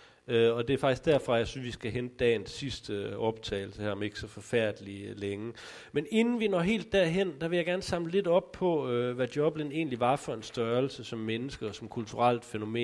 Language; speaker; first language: Danish; native; Danish